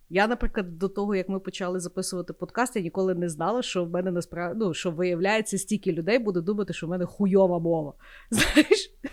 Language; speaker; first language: Ukrainian; native; Ukrainian